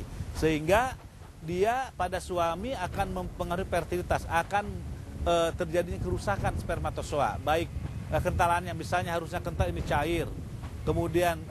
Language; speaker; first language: Indonesian; native; Indonesian